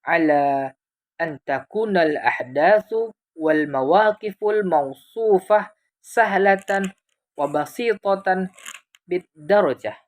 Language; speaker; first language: Arabic; non-native, fluent; Indonesian